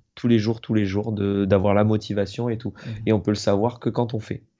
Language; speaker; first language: French; native; French